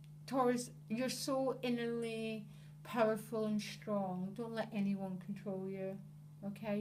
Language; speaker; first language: English; native; English